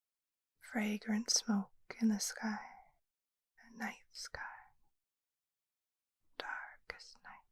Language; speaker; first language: English; native; English